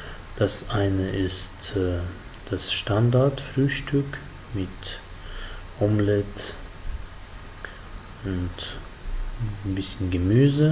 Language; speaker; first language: German; non-native, fluent; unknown